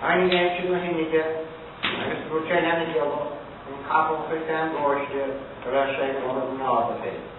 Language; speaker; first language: Irish; native; Irish